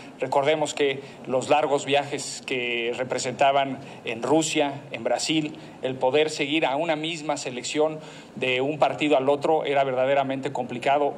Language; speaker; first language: Spanish; native; Spanish